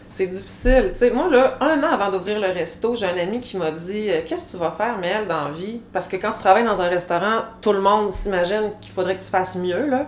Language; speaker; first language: French; native; French